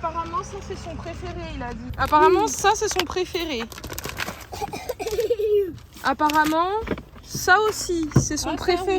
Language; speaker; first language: French; native; French